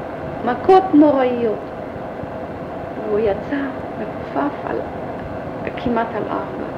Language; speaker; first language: Hebrew; early bilingual, other home language; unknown